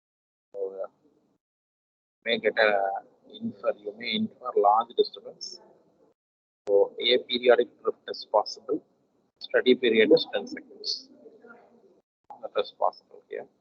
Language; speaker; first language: English; non-native, local second language; Tamil